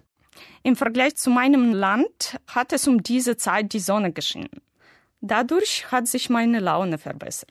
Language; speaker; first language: German; non-native, fluent; Russian